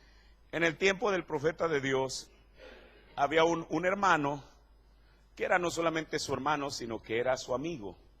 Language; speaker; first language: Spanish; native; Spanish